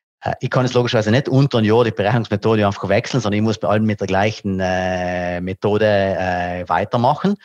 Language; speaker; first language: German; non-native, local second language; Italian